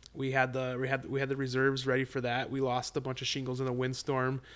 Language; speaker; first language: English; native; English